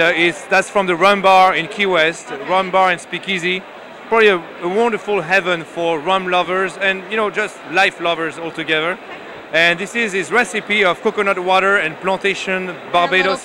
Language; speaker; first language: English; non-native, fluent; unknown